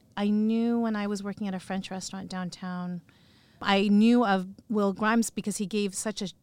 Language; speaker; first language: English; native; English